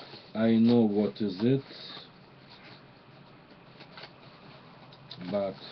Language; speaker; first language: English; non-native, learner; Russian